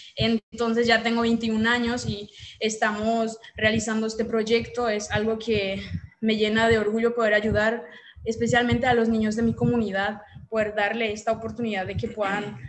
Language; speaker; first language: Spanish; native; Spanish